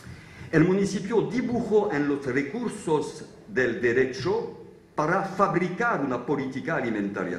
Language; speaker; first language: Spanish; non-native, fluent; French